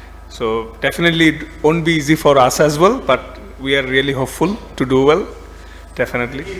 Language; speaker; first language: English; non-native, local second language; Bangla